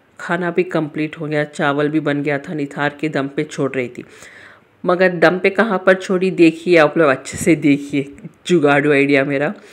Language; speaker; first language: Hindi; native; Hindi